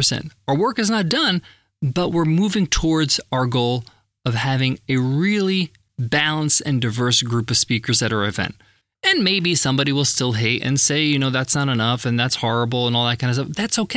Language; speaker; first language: English; native; English